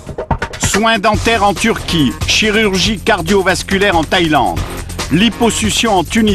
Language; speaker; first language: French; native; French